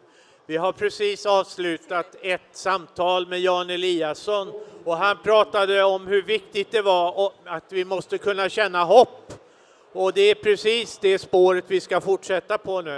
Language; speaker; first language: Swedish; native; Swedish